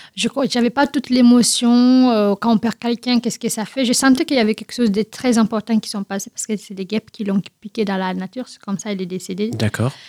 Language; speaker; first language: French; non-native, local second language; Fula